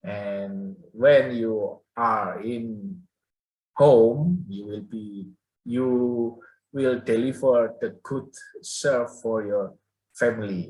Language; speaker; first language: English; non-native, learner; Indonesian